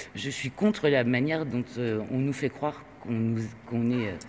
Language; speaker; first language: French; non-native, fluent; Spanish